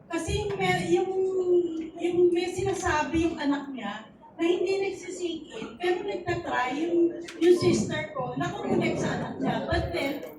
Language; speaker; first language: Filipino; native; Filipino